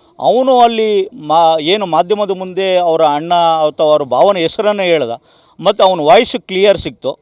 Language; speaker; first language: Kannada; native; Kannada